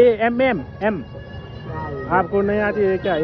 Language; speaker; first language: Hindi; non-native, learner; Nepali